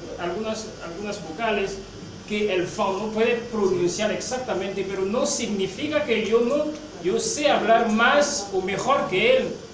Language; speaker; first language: Spanish; non-native, fluent; French